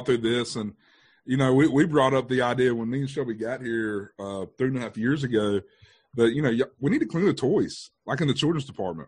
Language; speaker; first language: English; native; English